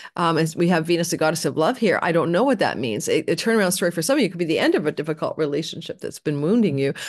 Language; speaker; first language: English; native; English